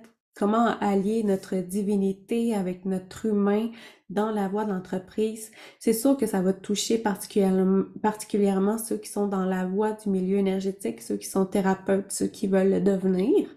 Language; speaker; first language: French; native; French